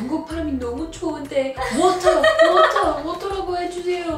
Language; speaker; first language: Korean; non-native, fluent; English